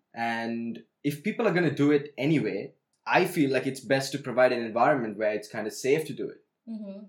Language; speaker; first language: English; non-native, local second language; Sinhala